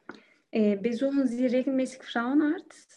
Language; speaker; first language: German; non-native, learner; Turkish